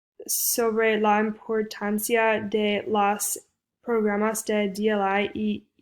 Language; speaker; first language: Spanish; non-native, fluent; English